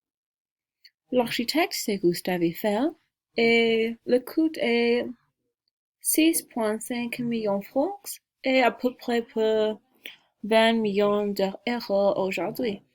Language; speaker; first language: French; non-native, learner; English